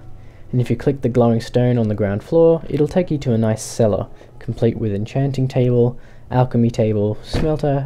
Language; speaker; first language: English; native; English